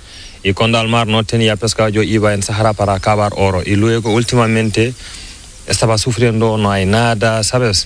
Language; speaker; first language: Spanish; non-native, learner; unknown